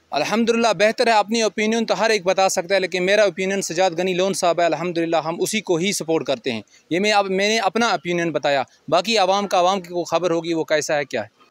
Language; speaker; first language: Urdu; non-native, local second language; Kashmiri